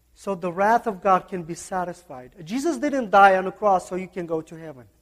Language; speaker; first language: English; non-native, fluent; Kazakh